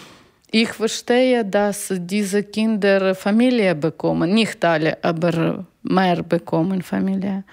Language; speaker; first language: German; non-native, learner; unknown